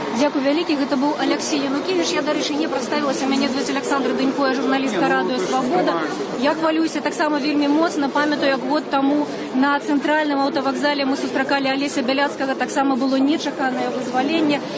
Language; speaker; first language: Belarusian; native; Belarusian